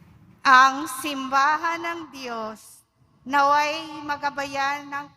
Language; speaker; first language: Filipino; native; Filipino